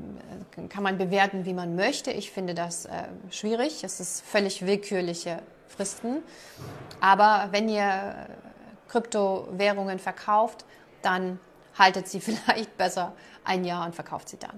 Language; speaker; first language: German; native; German